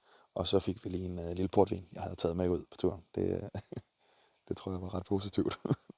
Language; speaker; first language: Danish; native; Danish